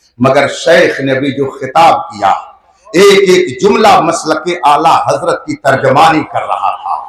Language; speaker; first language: Urdu; native; Urdu